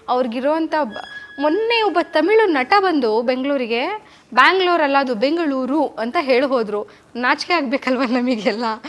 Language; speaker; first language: Kannada; native; Kannada